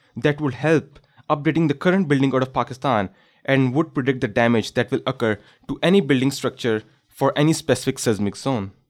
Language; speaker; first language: English; non-native, local second language; Urdu